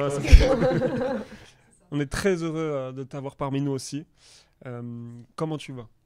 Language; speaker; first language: French; native; French